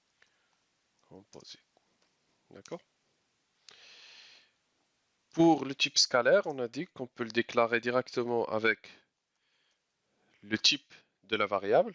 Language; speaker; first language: French; non-native, local second language; Arabic